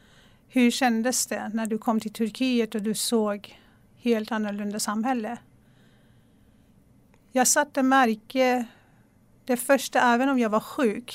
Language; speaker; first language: Swedish; non-native, local second language; Persian